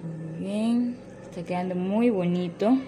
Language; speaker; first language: Spanish; native; Spanish